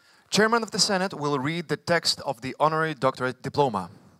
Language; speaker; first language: English; non-native, fluent; Lithuanian